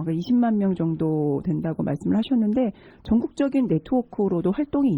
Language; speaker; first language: Korean; native; Korean